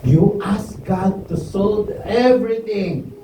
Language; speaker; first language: English; non-native, local second language; Filipino